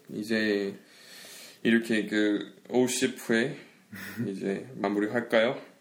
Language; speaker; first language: Korean; non-native, fluent; English